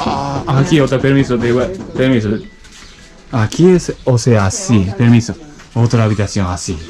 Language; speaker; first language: Spanish; non-native, learner; Japanese